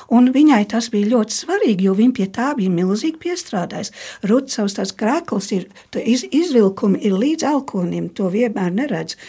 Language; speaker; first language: Latvian; early bilingual, heritage; Latvian